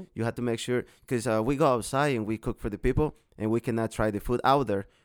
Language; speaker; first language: English; non-native, learner; Spanish